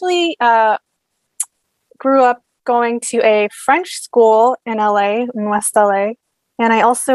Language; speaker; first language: English; native; English